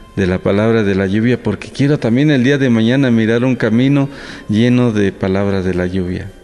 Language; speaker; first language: Spanish; non-native, local second language; Mixtepec Mixtec